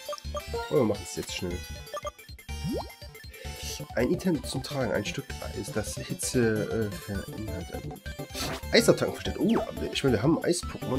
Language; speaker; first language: German; native; German